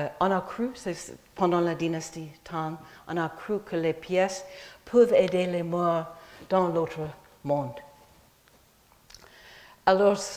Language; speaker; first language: French; non-native, fluent; English